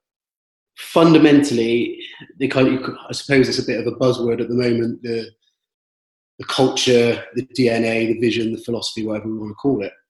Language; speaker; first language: English; native; English